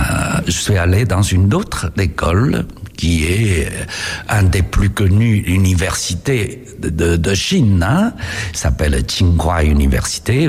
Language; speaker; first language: French; non-native, fluent; Chinese